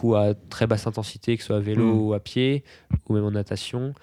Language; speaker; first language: French; native; French